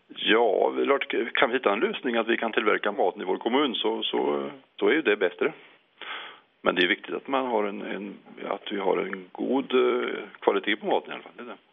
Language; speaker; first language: Swedish; native; Swedish